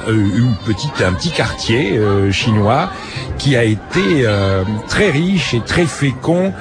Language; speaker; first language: French; native; French